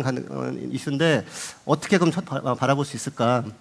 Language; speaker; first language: Korean; native; Korean